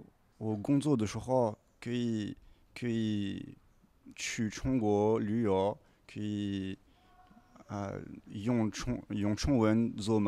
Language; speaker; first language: Chinese; non-native, learner; French